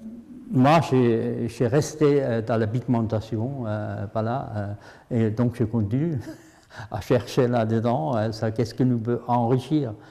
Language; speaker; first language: French; non-native, fluent; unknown